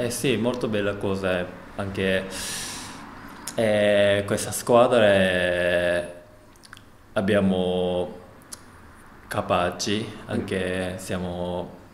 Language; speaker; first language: Italian; non-native, learner; Japanese